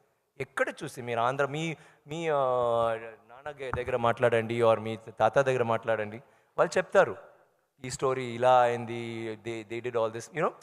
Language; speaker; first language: Telugu; non-native, learner; Tamil